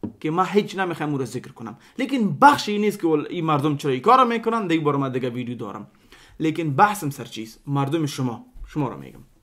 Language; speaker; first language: Persian; non-native, local second language; Pashto